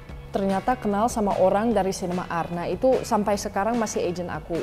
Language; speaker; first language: Indonesian; non-native, fluent; Dutch